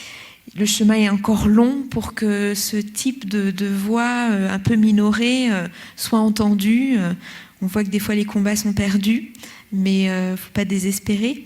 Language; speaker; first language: French; native; French